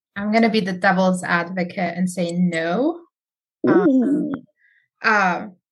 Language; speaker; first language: English; non-native, fluent; Arabic